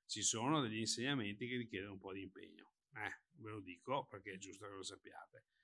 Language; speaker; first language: Italian; native; Italian